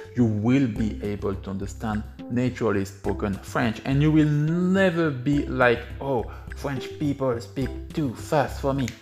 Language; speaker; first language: English; non-native, fluent; French